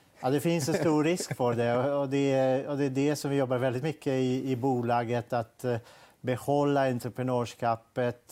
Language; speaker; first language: Swedish; non-native, fluent; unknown